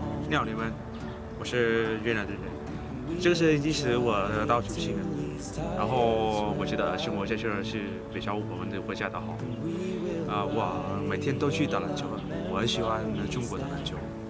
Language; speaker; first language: Chinese; non-native, learner; Vietnamese